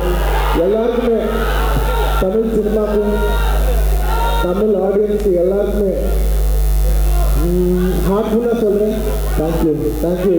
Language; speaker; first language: Tamil; non-native, local second language; Telugu